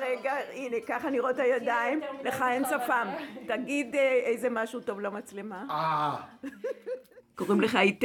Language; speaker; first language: Hebrew; native; Hebrew